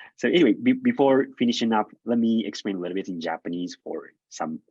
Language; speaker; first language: English; non-native, fluent; Japanese